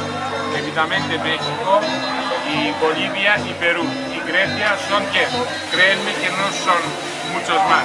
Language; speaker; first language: Spanish; non-native, fluent; Greek